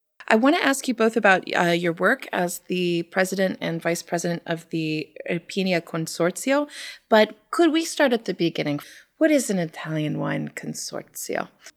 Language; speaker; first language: English; native; English